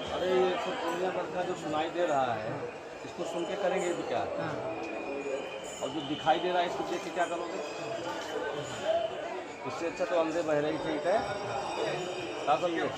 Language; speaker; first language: Hindi; native; Hindi